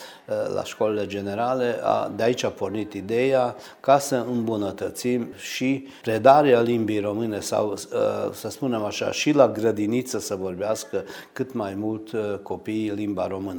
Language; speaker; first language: Romanian; early bilingual, heritage; Romanian